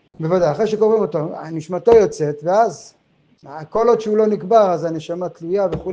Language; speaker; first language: Hebrew; non-native, fluent; French